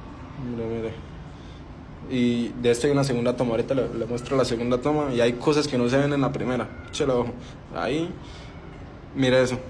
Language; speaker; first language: Spanish; native; Spanish